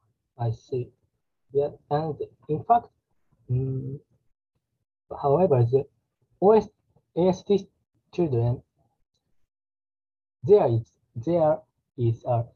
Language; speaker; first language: English; non-native, learner; Japanese